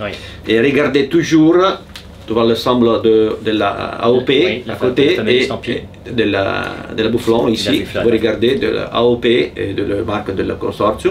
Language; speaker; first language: French; non-native, fluent; Italian